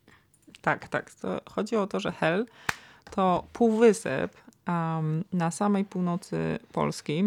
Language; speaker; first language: Polish; native; Polish